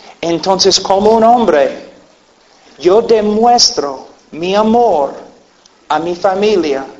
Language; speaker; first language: Spanish; non-native, fluent; English